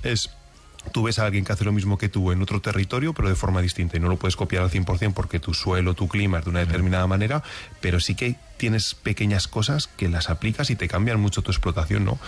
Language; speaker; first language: Spanish; native; Spanish